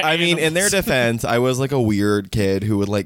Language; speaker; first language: English; native; English